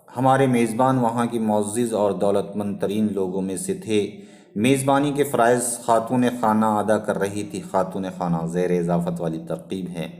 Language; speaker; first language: Urdu; native; Urdu